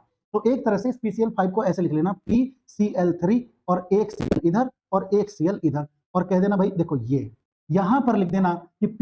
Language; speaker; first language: Hindi; native; Hindi